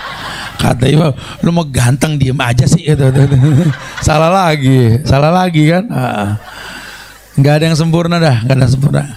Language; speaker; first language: Indonesian; native; Indonesian